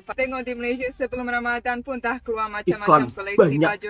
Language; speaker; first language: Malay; non-native, fluent; Bosnian